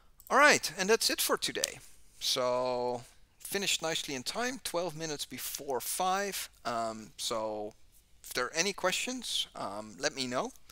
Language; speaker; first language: English; non-native, fluent; Dutch